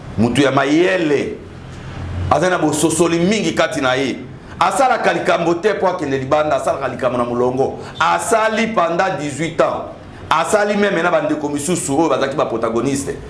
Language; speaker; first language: Lingala; native; Lingala